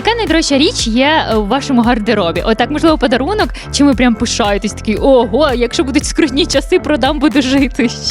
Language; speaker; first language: Ukrainian; native; Ukrainian